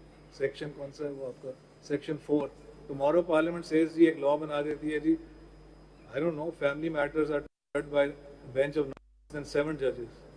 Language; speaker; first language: English; non-native, local second language; Urdu